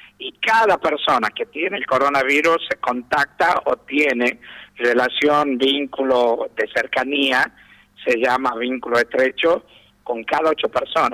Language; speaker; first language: Spanish; native; Spanish